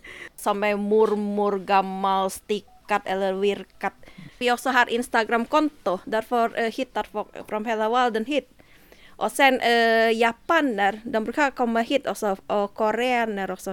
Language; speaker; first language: Swedish; non-native, learner; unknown